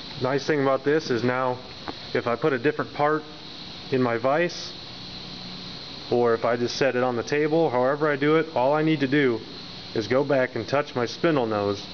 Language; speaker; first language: English; native; English